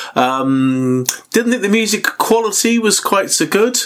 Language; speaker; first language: English; native; English